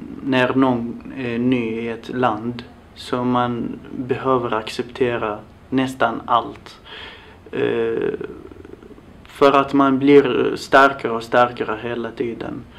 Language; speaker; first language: Swedish; non-native, fluent; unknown